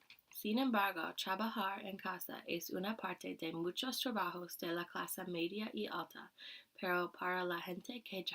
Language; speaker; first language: Spanish; non-native, learner; English